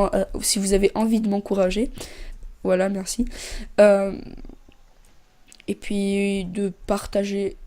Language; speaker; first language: French; native; French